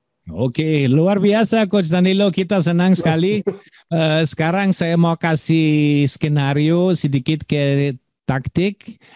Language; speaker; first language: Indonesian; non-native, fluent; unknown